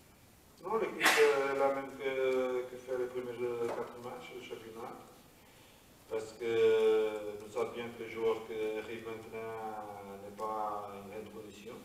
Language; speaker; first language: French; non-native, learner; Portuguese